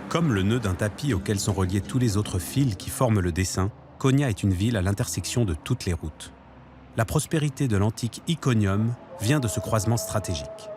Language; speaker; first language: French; native; French